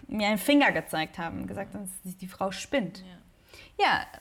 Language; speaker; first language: German; non-native, fluent; Spanish